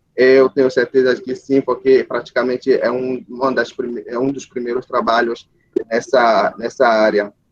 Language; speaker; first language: Portuguese; non-native, fluent; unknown